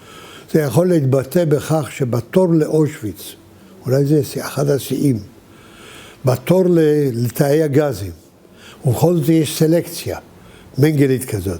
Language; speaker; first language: Hebrew; early bilingual, other home language; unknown